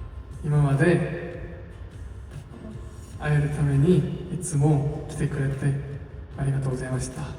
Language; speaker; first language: Japanese; non-native, learner; Korean